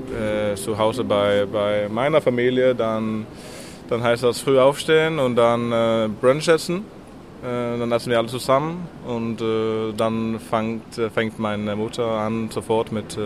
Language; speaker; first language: German; non-native, fluent; Norwegian